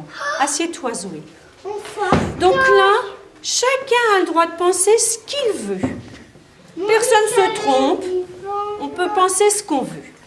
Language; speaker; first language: French; native; French